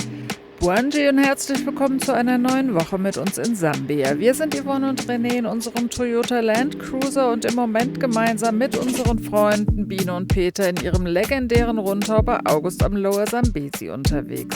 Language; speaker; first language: German; native; German